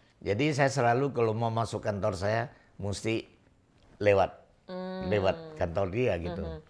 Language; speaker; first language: Indonesian; non-native, local second language; Min Nan Chinese